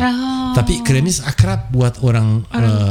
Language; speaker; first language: Indonesian; non-native, fluent; Portuguese